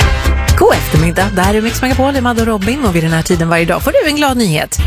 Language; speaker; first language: Swedish; native; Swedish